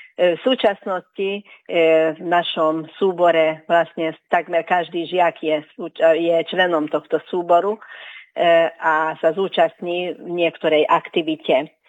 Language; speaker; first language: Slovak; early bilingual, heritage; Slovak